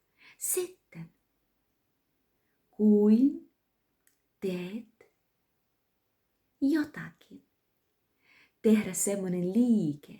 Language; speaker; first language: Finnish; non-native, learner; Russian